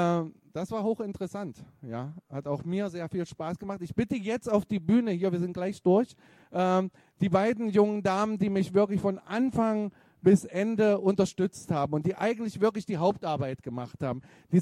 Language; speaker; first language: German; native; German